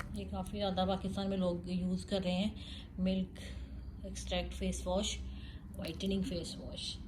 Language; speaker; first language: Urdu; native; Urdu